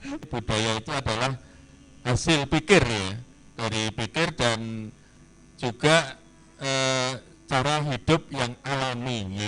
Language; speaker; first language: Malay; non-native, local second language; Javanese